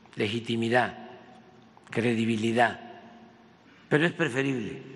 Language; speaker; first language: Spanish; native; Spanish